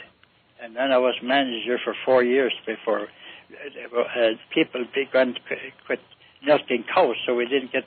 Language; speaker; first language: English; native; English